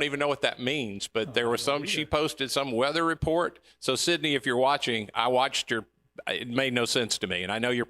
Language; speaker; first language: English; native; English